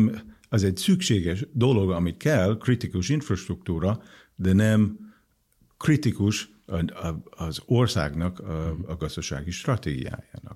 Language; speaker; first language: Hungarian; non-native, fluent; English